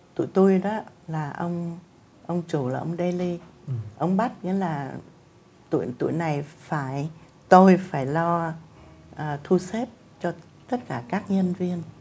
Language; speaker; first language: Vietnamese; native; Vietnamese